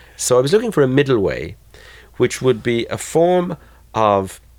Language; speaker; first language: English; native; English